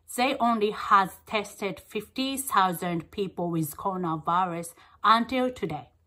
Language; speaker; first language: English; non-native, fluent; Japanese